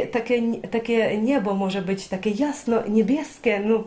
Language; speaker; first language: Polish; non-native, learner; Ukrainian